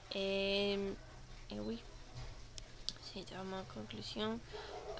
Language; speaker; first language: French; non-native, learner; Spanish